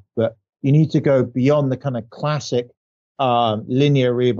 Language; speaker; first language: English; native; English